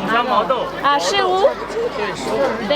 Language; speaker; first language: Chinese; non-native, learner; Polish